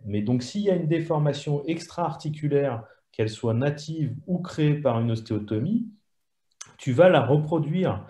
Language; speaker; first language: French; native; French